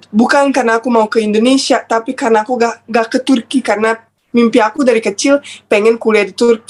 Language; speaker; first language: Indonesian; non-native, fluent; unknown